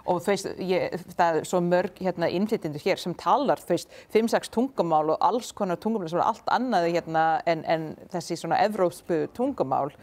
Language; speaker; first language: Icelandic; non-native, fluent; English